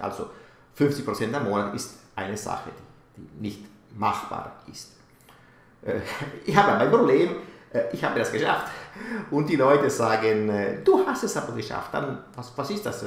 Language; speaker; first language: German; non-native, fluent; Italian